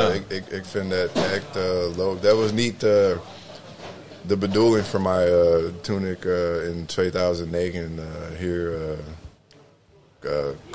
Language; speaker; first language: Dutch; non-native, learner; English